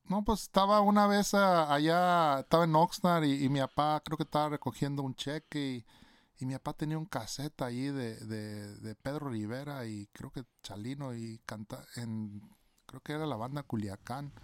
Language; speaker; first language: Spanish; early bilingual, other home language; English